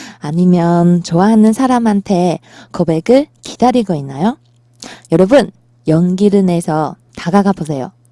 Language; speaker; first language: Korean; non-native, fluent; Chinese